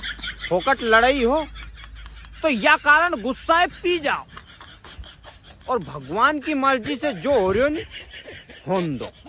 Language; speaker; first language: Hindi; native; Hindi